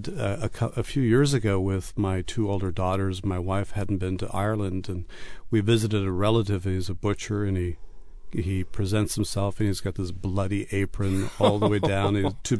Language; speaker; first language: English; native; English